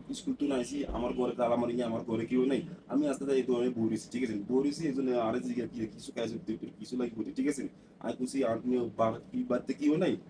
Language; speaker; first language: Bangla; non-native, learner; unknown